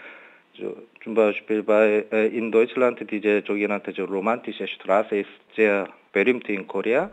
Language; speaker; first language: German; non-native, fluent; Korean